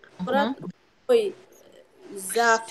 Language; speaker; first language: Russian; non-native, learner; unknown